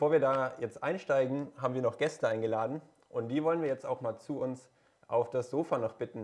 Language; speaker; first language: German; native; German